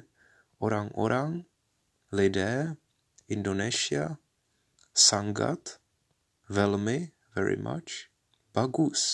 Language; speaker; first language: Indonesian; non-native, learner; Czech